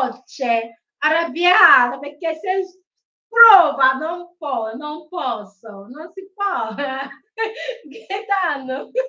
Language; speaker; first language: Italian; non-native, learner; Igbo